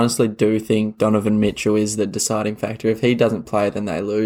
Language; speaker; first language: English; native; English